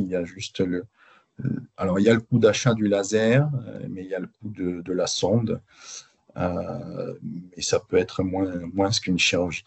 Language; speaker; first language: French; native; French